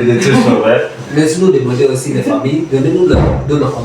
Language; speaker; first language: French; non-native, learner; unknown